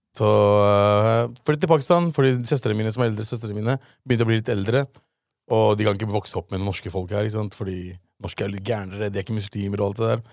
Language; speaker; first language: Norwegian; early bilingual, other home language; Urdu